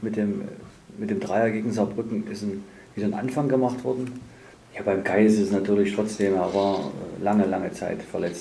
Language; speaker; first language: German; native; German